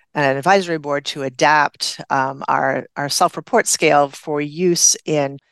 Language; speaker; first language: English; native; English